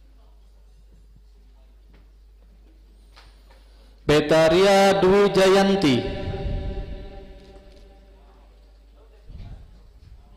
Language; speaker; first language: Indonesian; native; Indonesian